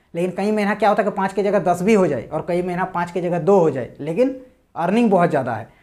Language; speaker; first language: Hindi; native; Hindi